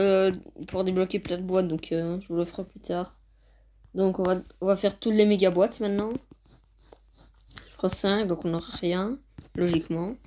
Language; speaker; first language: French; native; French